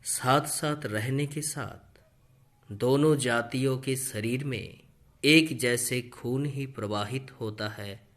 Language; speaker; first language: Hindi; non-native, local second language; Bangla